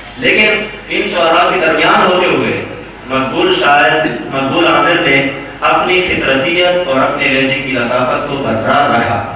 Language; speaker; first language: Urdu; non-native, local second language; Pashto